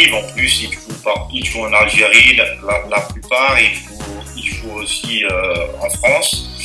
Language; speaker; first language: French; non-native, local second language; Malagasy